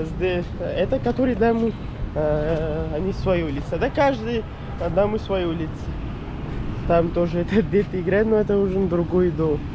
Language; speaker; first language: Russian; non-native, learner; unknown